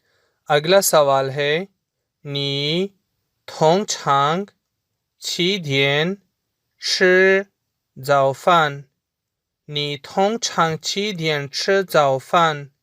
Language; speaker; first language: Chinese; non-native, fluent; Urdu